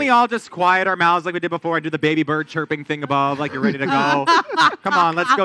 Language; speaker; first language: English; native; English